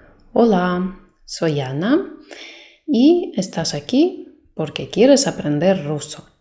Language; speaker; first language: Spanish; non-native, fluent; Russian